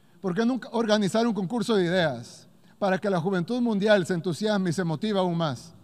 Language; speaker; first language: Spanish; native; Spanish